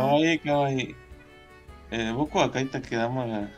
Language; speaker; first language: Japanese; non-native, learner; Spanish